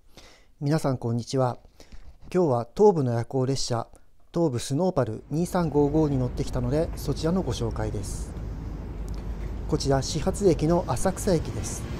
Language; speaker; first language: Japanese; native; Japanese